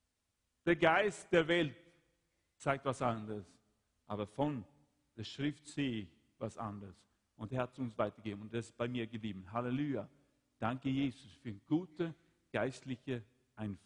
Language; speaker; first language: German; non-native, fluent; Swedish